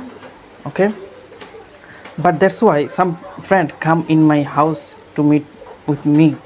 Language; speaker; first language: English; non-native, learner; Bangla